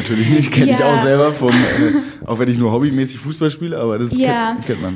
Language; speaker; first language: German; native; German